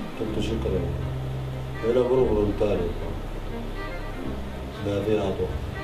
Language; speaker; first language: Italian; non-native, learner; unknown